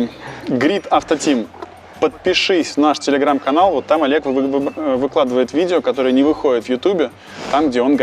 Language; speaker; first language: Russian; native; Russian